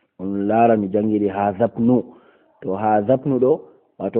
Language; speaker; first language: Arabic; non-native, fluent; Fula